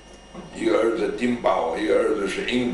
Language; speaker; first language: Chinese; non-native, local second language; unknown